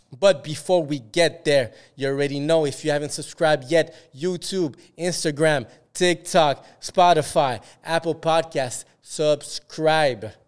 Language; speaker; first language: English; native; English